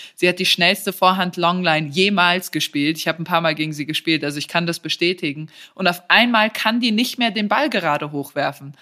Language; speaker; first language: German; early bilingual, other home language; Serbian